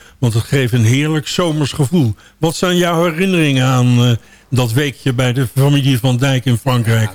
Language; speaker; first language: Dutch; native; Dutch